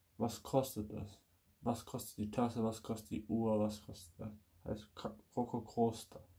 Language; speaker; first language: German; non-native, learner; Bosnian